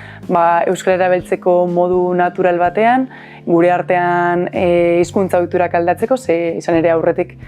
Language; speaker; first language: Basque; non-native, local second language; Spanish